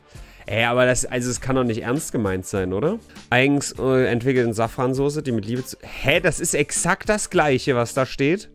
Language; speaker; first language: German; native; German